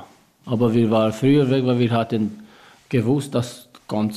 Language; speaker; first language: German; non-native, learner; Albanian